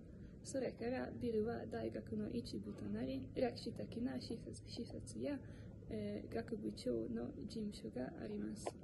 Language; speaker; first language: Japanese; non-native, learner; Hungarian